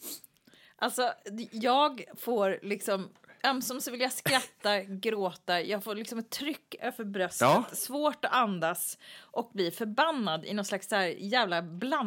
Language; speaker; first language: Swedish; native; Swedish